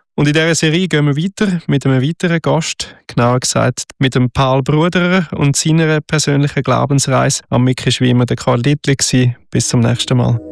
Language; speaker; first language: German; native; German